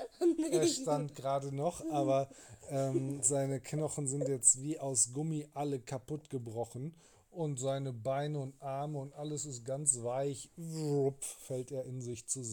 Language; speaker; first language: German; native; German